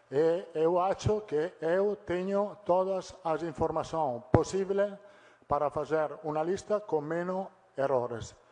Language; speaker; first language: Portuguese; non-native, fluent; Italian